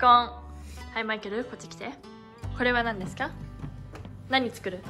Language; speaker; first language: Japanese; native; Japanese